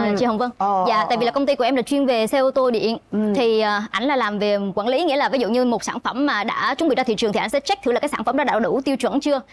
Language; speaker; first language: Vietnamese; native; Vietnamese